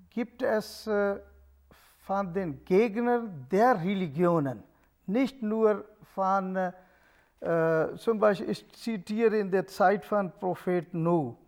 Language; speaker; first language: German; non-native, learner; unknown